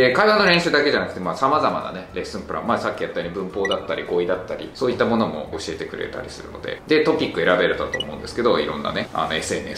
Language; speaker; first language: Japanese; native; Japanese